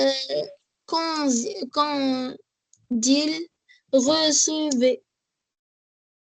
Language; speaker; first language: French; non-native, learner; Arabic